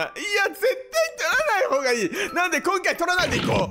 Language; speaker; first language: Japanese; native; Japanese